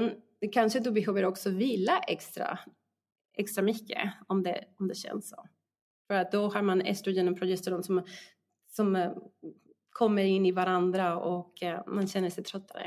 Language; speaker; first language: Swedish; non-native, fluent; Spanish